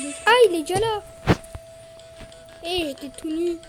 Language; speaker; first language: French; native; French